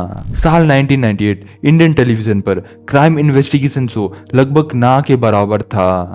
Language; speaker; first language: Hindi; non-native, local second language; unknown